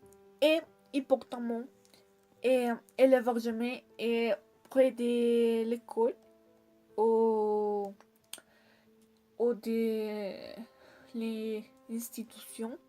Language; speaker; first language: French; non-native, learner; Spanish